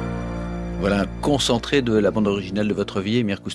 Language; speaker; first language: French; native; French